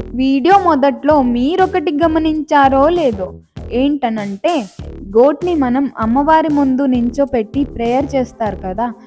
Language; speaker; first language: Telugu; non-native, local second language; Lambadi